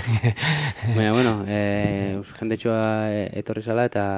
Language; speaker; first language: Basque; native; Basque